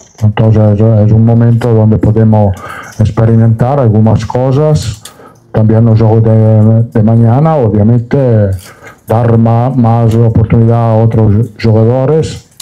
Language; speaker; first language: Spanish; non-native, fluent; Italian